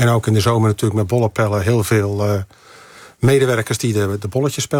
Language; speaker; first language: Dutch; native; Dutch